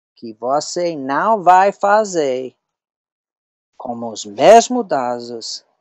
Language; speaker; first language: Portuguese; non-native, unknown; English